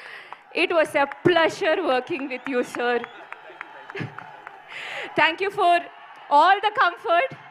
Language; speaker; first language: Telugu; non-native, fluent; Malayalam